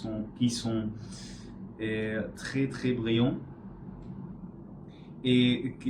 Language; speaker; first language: French; non-native, learner; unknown